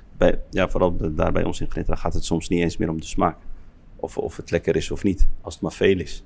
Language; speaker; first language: Dutch; early bilingual, other home language; Arabic